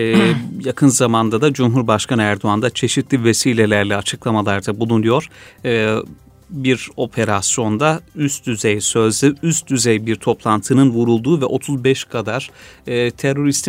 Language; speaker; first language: Turkish; native; Turkish